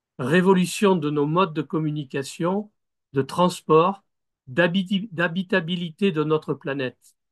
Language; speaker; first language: French; native; French